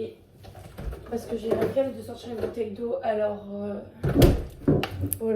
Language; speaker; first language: French; native; French